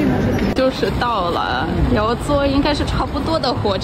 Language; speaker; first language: Chinese; non-native, fluent; Ukrainian